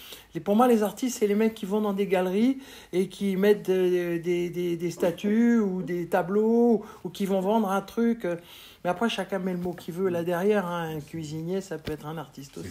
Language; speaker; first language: French; native; French